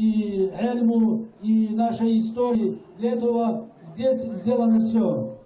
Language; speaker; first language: Russian; non-native, local second language; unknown